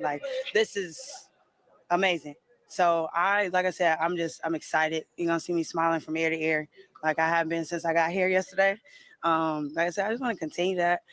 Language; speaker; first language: English; native; English